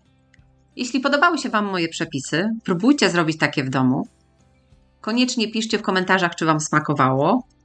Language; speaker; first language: Polish; native; Polish